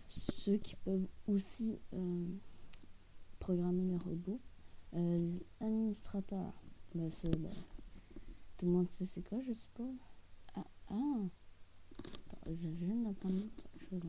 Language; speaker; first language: French; native; French